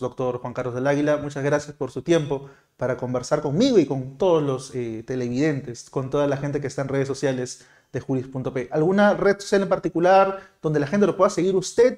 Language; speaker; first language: Spanish; native; Spanish